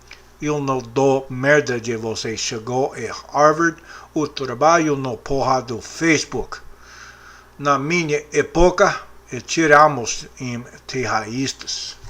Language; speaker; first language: Portuguese; non-native, learner; English